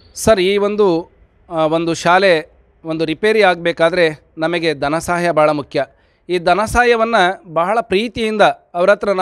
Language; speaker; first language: Kannada; native; Kannada